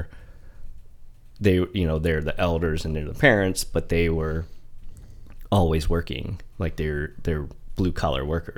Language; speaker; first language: English; early bilingual, other home language; Vietnamese